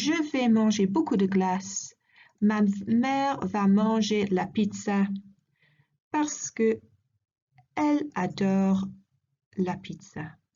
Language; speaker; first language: French; non-native, learner; English